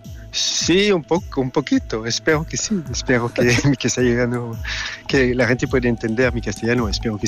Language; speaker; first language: Spanish; non-native, learner; French